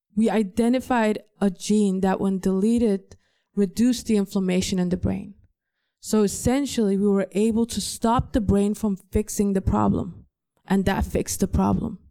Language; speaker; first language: English; non-native, fluent; Danish